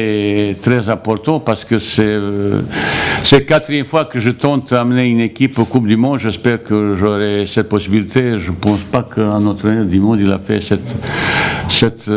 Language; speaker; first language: French; non-native, fluent; Bosnian